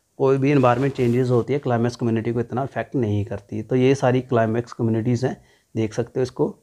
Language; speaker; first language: Hindi; non-native, local second language; Punjabi